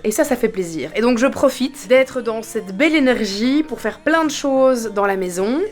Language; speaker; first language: French; native; French